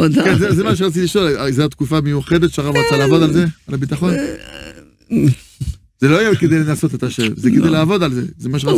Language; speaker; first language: Hebrew; non-native, fluent; French